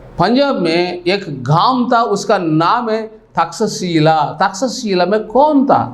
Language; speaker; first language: Hindi; non-native, local second language; Telugu